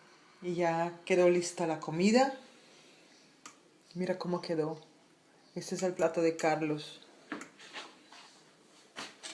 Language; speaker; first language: Spanish; non-native, fluent; Papiamento